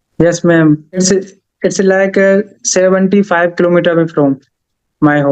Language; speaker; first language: English; non-native, learner; Haryanvi